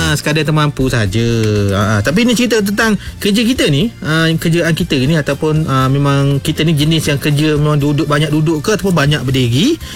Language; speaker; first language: Malay; native; Malay